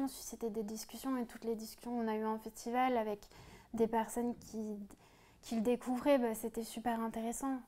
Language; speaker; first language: French; native; French